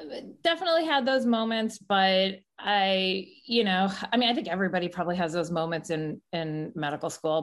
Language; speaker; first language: English; native; English